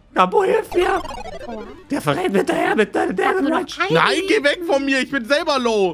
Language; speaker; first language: German; native; German